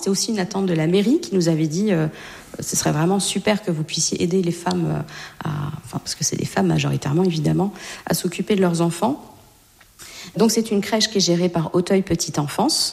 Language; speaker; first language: French; native; French